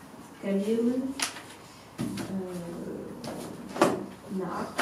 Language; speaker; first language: Arabic; non-native, learner; French